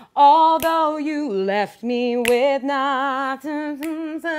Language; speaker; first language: English; native; English